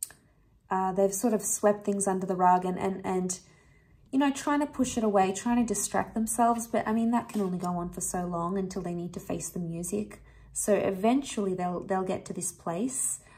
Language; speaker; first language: English; native; English